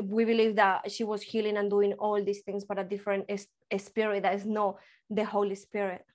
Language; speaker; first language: English; early bilingual, other home language; Spanish